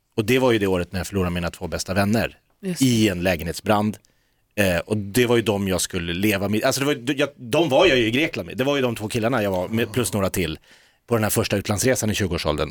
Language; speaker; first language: Swedish; native; Swedish